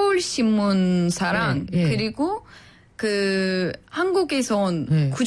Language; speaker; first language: Korean; non-native, fluent; Turkish